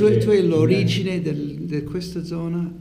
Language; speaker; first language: Italian; non-native, learner; English